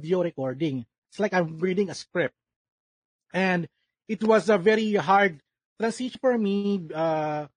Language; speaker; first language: English; non-native, local second language; Filipino